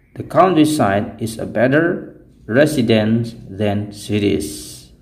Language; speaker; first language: English; non-native, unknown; Indonesian